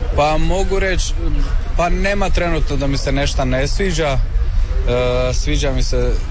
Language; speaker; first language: Serbian; non-native, fluent; Central Kurdish